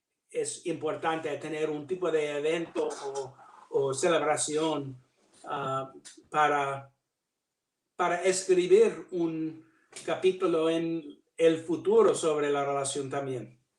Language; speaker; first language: Spanish; non-native, learner; English